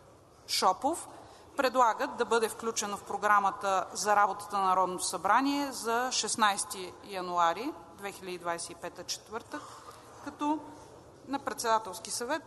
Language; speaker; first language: Bulgarian; native; Bulgarian